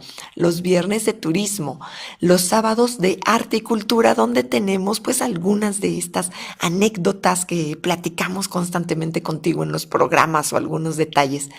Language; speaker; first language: Spanish; native; Spanish